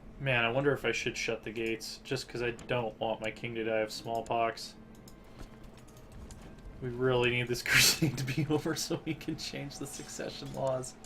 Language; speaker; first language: English; native; English